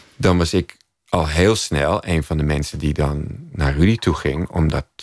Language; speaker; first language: Dutch; native; Dutch